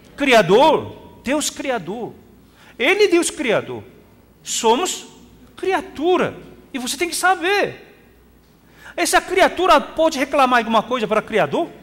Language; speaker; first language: Portuguese; non-native, fluent; Korean